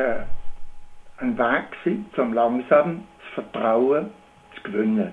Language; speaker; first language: German; native; German